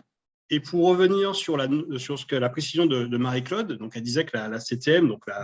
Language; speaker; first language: French; native; French